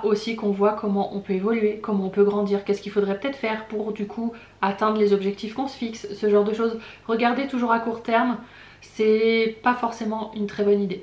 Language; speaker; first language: French; native; French